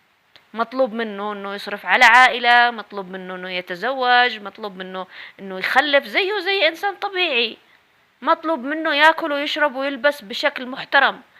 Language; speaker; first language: Arabic; native; Arabic